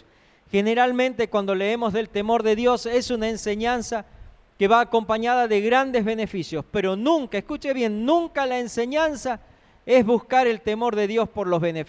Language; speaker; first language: Spanish; native; Spanish